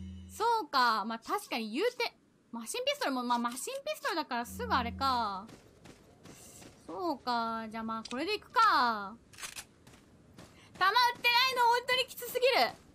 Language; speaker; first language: Japanese; native; Japanese